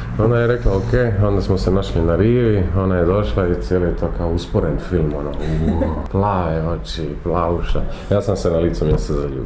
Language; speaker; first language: Croatian; early bilingual, heritage; Croatian